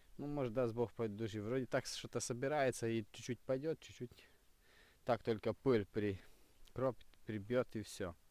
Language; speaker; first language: Russian; non-native, local second language; Ukrainian